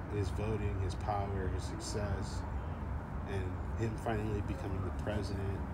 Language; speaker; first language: English; native; English